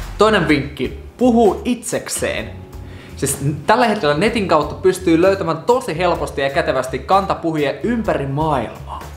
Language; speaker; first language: Finnish; non-native, fluent; Russian